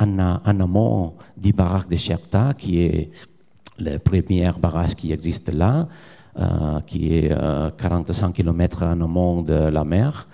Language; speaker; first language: French; non-native, learner; Catalan